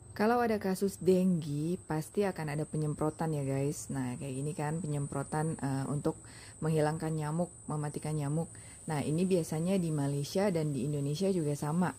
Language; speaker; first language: Indonesian; native; Indonesian